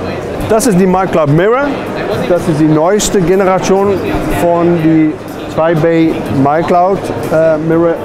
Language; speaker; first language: German; non-native, fluent; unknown